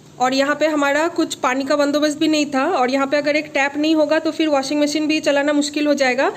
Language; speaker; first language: Hindi; non-native, local second language; Bangla